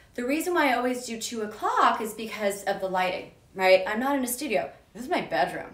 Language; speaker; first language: English; native; English